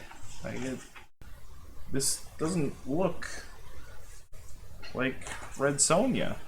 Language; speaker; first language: English; native; English